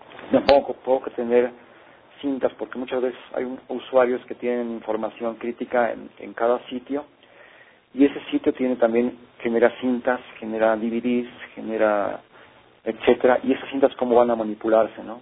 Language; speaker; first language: Spanish; native; Spanish